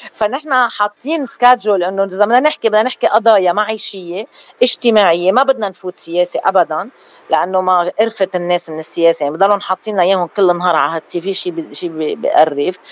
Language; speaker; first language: Arabic; non-native, local second language; Armenian